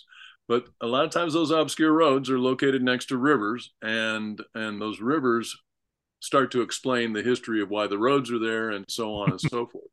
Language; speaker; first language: English; native; English